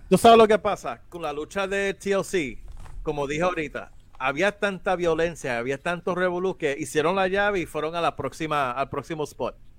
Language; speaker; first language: Spanish; native; Spanish